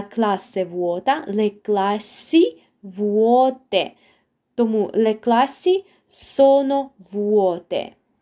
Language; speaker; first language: Italian; non-native, fluent; Ukrainian